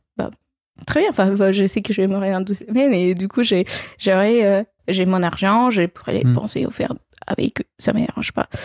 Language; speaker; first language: French; non-native, fluent; Spanish